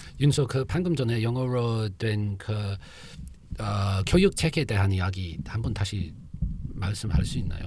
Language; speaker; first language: Korean; non-native, learner; English